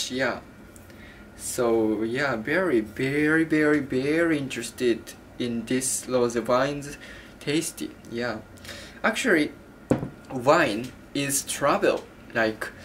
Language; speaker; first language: English; non-native, learner; Japanese